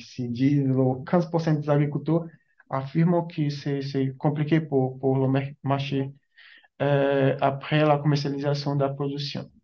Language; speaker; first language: French; non-native, learner; Portuguese